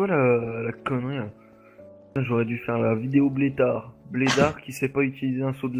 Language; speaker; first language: French; native; French